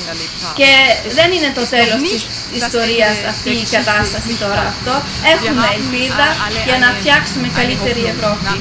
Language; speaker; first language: Greek; early bilingual, heritage; Greek